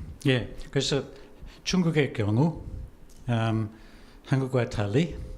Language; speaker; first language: Korean; non-native, fluent; English